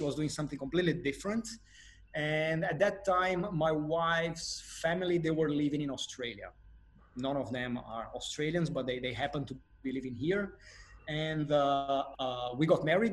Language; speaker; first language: English; non-native, fluent; Portuguese